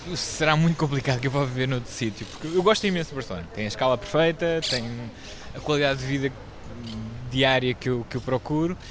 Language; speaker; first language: Portuguese; native; Portuguese